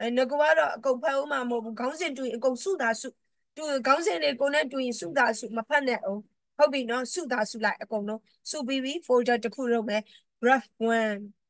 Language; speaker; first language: Burmese; native; Burmese